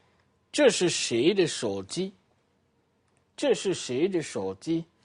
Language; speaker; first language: Chinese; non-native, fluent; French